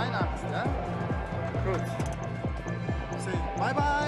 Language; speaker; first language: German; non-native, learner; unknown